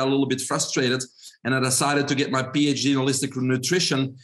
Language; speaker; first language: English; non-native, fluent; Dutch